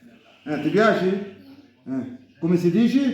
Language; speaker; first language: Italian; non-native, fluent; Arabic